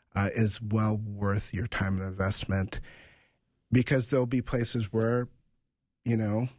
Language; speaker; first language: English; native; English